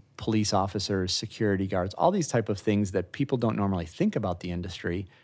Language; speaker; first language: English; native; English